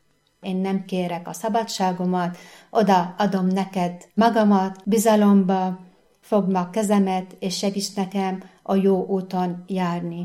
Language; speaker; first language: Hungarian; non-native, learner; Arabic